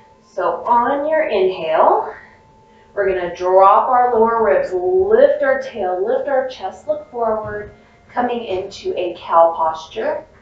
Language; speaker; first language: English; native; English